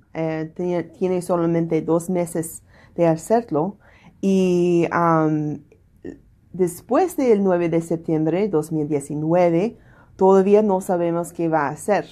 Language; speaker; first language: Spanish; non-native, learner; English